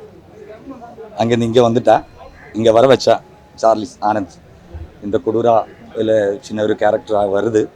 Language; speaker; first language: Tamil; non-native, learner; Malayalam